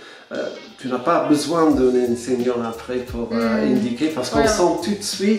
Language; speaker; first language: French; non-native, fluent; English